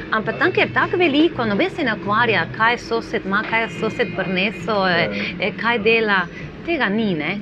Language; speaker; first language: Slovenian; non-native, fluent; Spanish